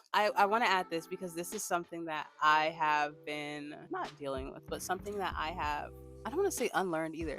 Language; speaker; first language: English; native; English